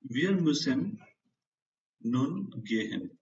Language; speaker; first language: German; non-native, fluent; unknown